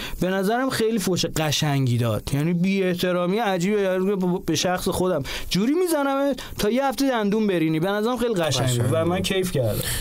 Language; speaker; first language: Persian; non-native, local second language; Azerbaijani